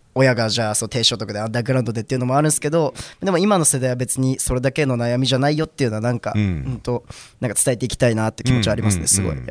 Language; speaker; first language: Japanese; native; Japanese